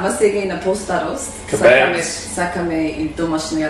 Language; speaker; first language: Macedonian; early bilingual, heritage; Macedonian